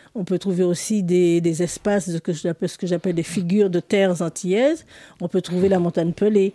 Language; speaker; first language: French; native; French